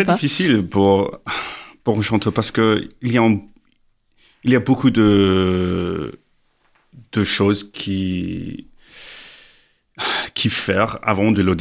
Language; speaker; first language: French; non-native, learner; English